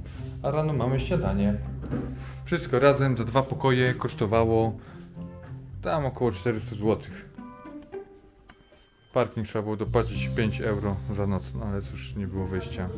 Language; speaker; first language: Polish; native; Polish